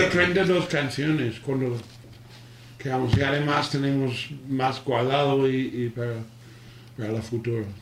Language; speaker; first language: Spanish; non-native, learner; English